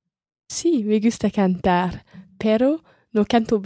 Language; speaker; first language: Spanish; non-native, learner; English